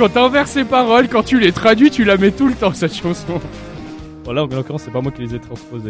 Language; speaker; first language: French; native; French